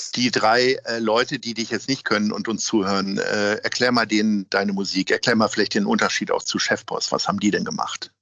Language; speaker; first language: German; native; German